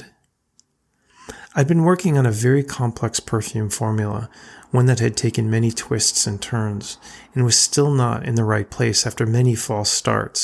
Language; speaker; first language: English; native; English